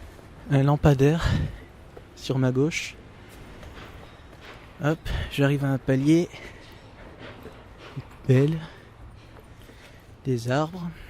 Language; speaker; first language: French; native; French